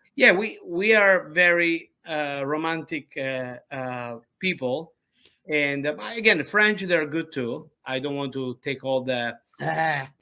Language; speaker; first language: English; non-native, learner; Italian